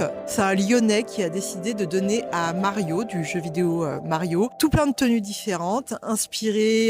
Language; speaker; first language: French; native; French